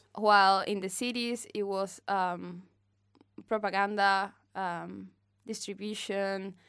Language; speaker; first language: English; non-native, fluent; Spanish